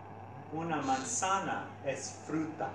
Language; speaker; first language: Spanish; non-native, fluent; English